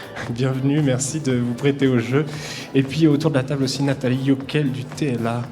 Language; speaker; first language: French; native; French